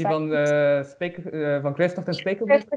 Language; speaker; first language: Dutch; native; Dutch